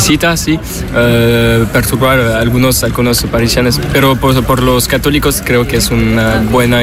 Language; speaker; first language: Spanish; non-native, learner; French